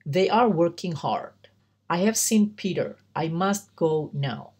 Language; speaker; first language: English; non-native, learner; Indonesian